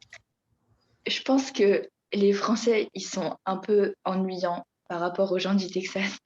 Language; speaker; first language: French; native; French